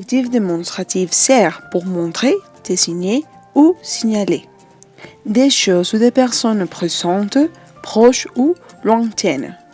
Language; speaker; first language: French; non-native, fluent; Spanish